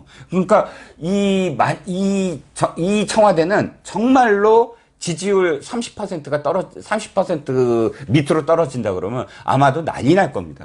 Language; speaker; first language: Korean; native; Korean